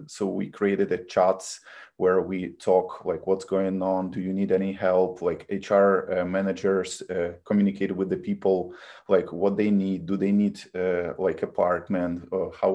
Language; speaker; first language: English; non-native, fluent; Ukrainian